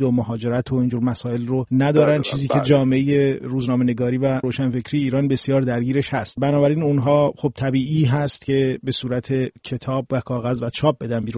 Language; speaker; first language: Persian; native; Persian